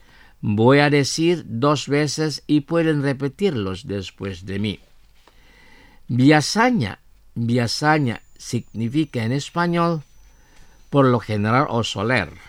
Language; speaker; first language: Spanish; non-native, fluent; Indonesian